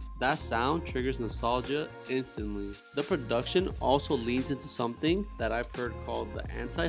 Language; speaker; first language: English; native; English